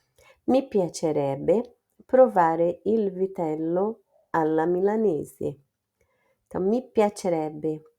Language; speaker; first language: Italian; non-native, fluent; Portuguese